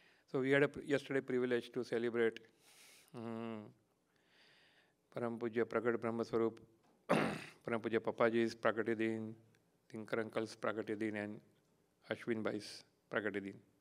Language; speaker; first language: English; non-native, local second language; Gujarati